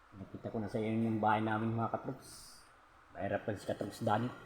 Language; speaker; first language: Filipino; non-native, local second language; Bikol